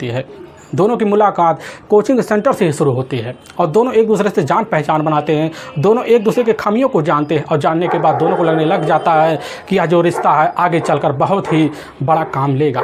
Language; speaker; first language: Hindi; native; Hindi